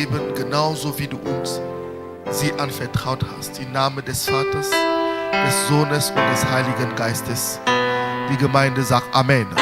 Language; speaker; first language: German; non-native, fluent; French